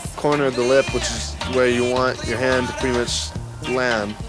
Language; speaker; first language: English; native; English